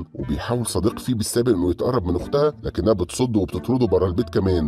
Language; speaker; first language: Arabic; native; Arabic